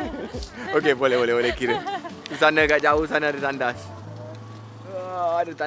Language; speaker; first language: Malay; non-native, local second language; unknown